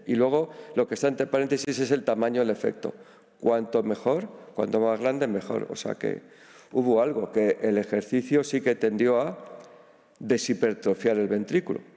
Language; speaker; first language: Spanish; native; Spanish